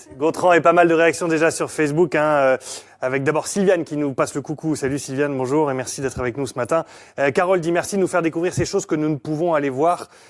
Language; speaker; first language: French; native; French